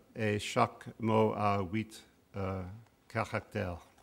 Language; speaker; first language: French; non-native, fluent; English